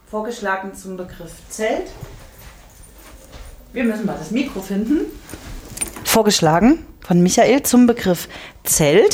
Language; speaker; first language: German; native; German